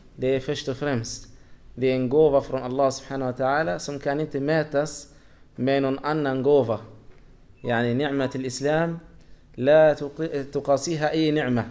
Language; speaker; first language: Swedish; non-native, fluent; Arabic